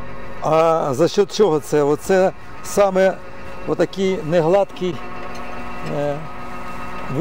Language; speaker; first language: Ukrainian; native; Ukrainian